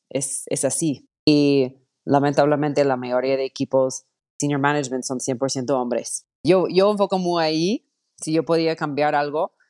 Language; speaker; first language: Spanish; non-native, fluent; English